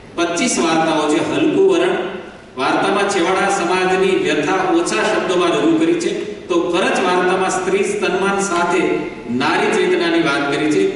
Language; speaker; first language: Gujarati; native; Gujarati